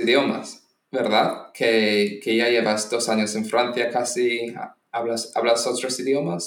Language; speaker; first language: Spanish; non-native, fluent; English